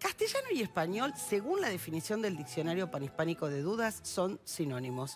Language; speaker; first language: Spanish; native; Spanish